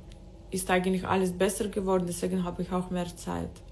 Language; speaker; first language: German; early bilingual, other home language; Russian